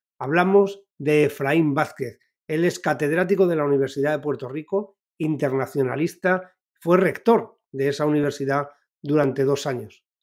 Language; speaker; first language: Spanish; native; Spanish